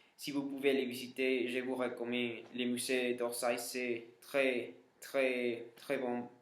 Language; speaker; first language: French; non-native, learner; Spanish